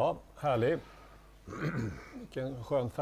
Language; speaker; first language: Swedish; native; Swedish